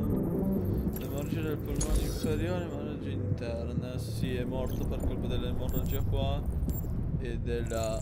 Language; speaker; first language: Italian; native; Italian